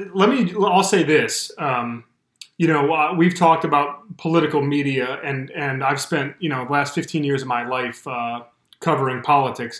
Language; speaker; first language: English; native; English